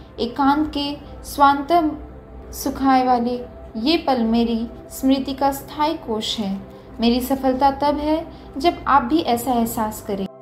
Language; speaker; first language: Hindi; native; Hindi